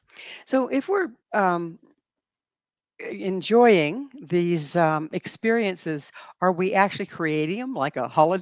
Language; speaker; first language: English; native; English